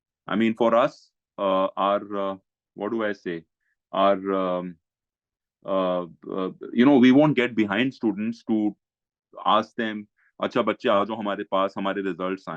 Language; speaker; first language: English; non-native, local second language; Hindi